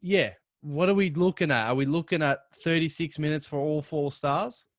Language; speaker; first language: English; native; English